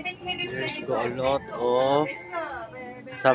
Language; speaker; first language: English; non-native, learner; Filipino